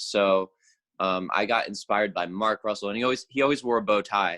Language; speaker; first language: English; native; English